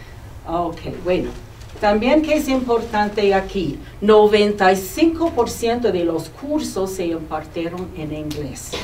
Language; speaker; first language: Spanish; non-native, fluent; English